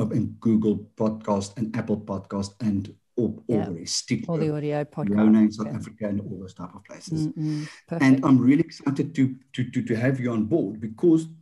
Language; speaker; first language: English; non-native, local second language; Afrikaans